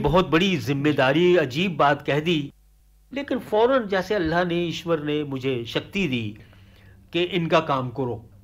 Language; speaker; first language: Hindi; native; Hindi